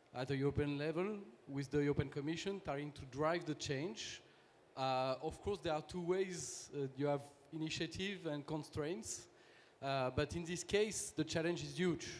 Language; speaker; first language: English; non-native, fluent; French